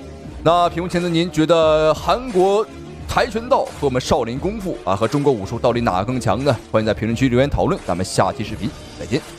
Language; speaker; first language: Chinese; native; Chinese